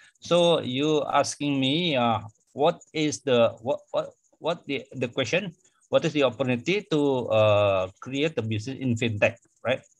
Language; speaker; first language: English; non-native, fluent; Indonesian